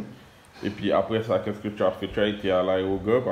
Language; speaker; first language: French; native; French